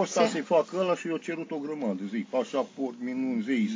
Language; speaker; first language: Italian; non-native, learner; Romanian